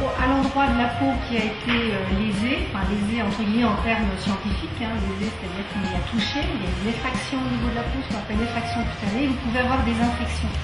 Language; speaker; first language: French; native; French